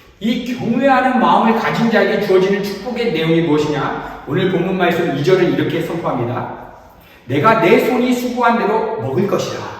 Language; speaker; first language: Korean; native; Korean